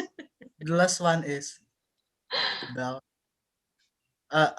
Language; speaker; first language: English; non-native, learner; Indonesian